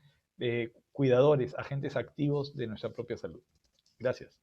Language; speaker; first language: Spanish; native; Spanish